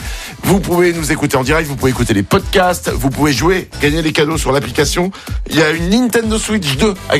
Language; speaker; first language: French; native; French